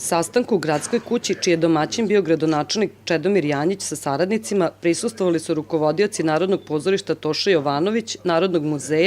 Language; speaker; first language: Serbian; native; Serbian